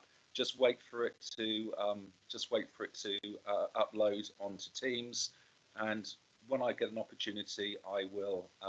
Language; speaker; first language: English; native; English